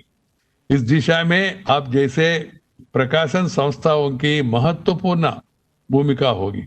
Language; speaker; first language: Hindi; non-native, local second language; Telugu